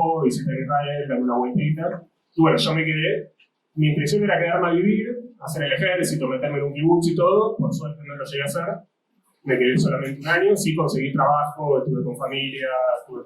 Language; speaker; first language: Spanish; native; Spanish